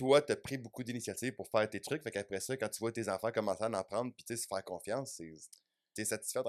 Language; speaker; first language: French; native; French